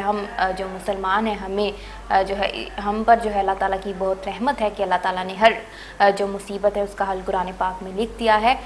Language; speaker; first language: Urdu; native; Urdu